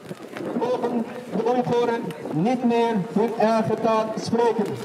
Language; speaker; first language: Dutch; non-native, fluent; Uyghur